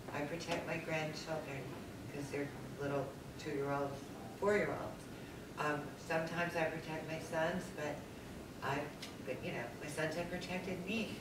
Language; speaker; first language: English; native; English